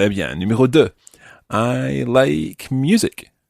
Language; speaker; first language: French; non-native, fluent; English